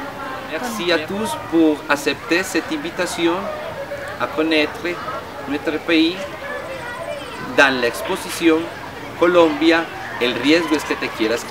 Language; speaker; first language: French; non-native, learner; Spanish